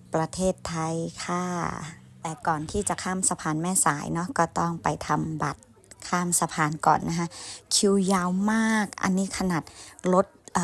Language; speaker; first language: Thai; non-native, local second language; Khün